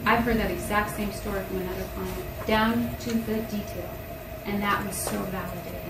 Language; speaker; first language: English; native; English